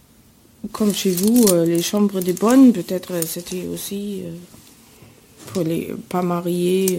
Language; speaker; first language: French; non-native, fluent; German